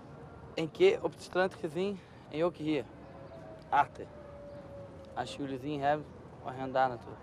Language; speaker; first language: Dutch; non-native, learner; Portuguese